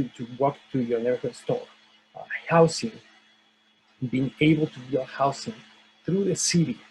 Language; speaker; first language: English; non-native, fluent; Spanish